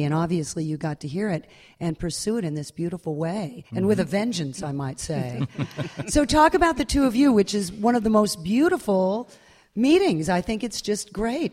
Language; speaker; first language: English; native; English